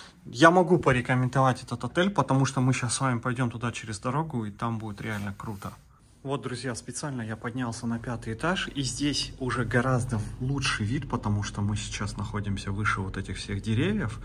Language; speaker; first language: Russian; native; Russian